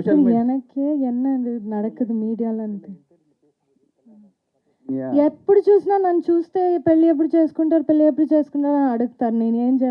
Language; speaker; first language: Telugu; non-native, fluent; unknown